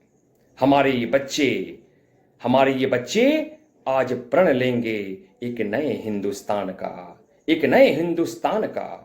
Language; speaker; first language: Hindi; native; Hindi